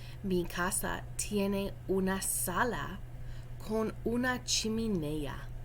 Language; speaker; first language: Spanish; non-native, fluent; English